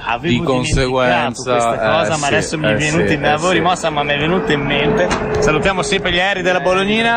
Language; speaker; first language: Italian; native; Italian